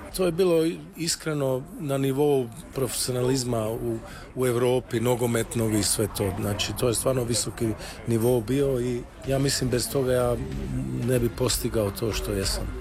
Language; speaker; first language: Croatian; early bilingual, heritage; Croatian